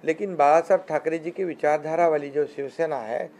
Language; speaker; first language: Hindi; non-native, local second language; Marathi